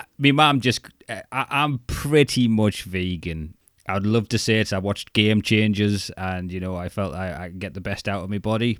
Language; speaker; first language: English; native; English